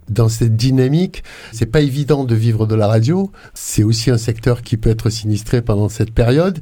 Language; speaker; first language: French; native; French